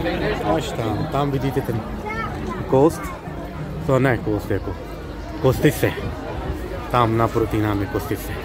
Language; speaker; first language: Czech; non-native, learner; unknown